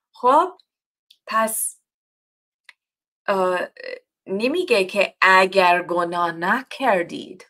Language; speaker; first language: Persian; non-native, learner; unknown